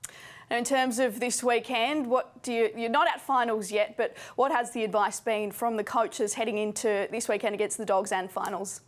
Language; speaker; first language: English; native; English